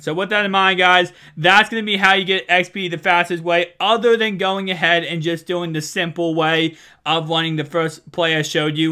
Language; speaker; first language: English; native; English